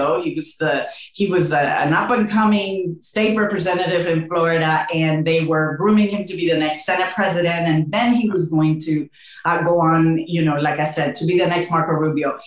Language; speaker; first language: English; non-native, fluent; Spanish